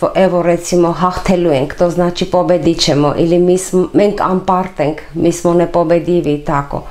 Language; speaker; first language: Serbian; non-native, fluent; Armenian